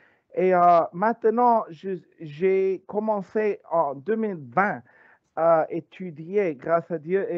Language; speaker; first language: French; non-native, learner; English